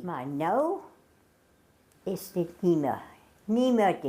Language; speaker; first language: Afrikaans; non-native, local second language; German